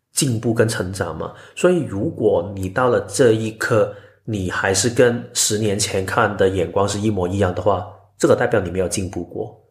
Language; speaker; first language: Chinese; non-native, local second language; Cantonese